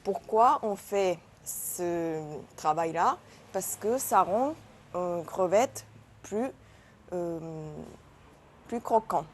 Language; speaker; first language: French; non-native, learner; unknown